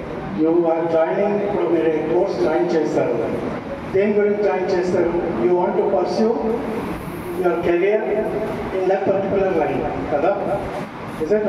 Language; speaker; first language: Telugu; non-native, fluent; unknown